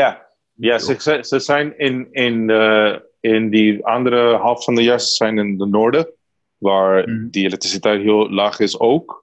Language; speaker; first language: Dutch; non-native, learner; Spanish